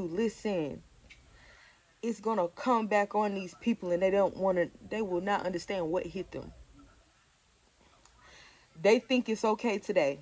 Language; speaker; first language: English; native; English